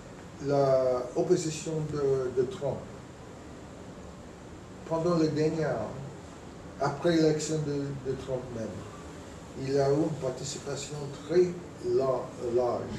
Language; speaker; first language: French; non-native, fluent; English